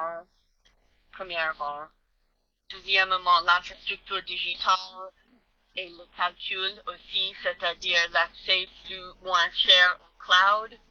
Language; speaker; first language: French; non-native, learner; English